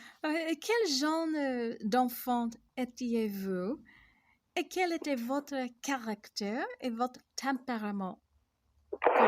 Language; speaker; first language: French; non-native, fluent; English